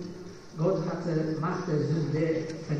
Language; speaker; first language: German; non-native, fluent; Polish